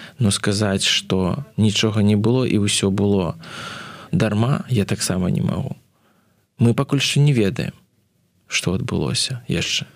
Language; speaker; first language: Belarusian; non-native, local second language; Russian